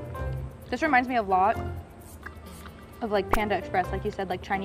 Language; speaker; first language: English; native; English